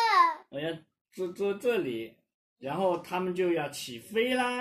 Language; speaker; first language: Chinese; native; Chinese